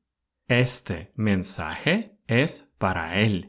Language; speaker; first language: Spanish; non-native, fluent; Russian